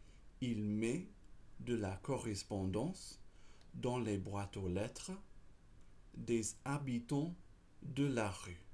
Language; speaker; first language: French; non-native, fluent; English